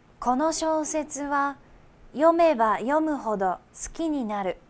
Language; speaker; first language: Japanese; non-native, fluent; Chinese